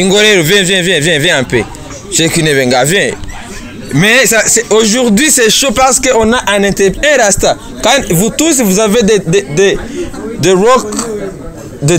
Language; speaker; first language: French; non-native, learner; Rundi